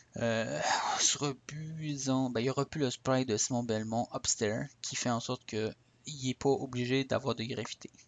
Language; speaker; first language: French; native; French